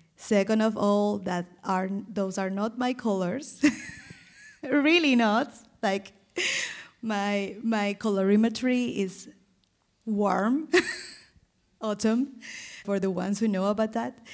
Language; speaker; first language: English; non-native, fluent; Spanish